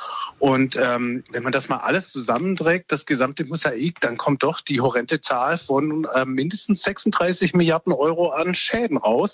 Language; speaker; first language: German; native; German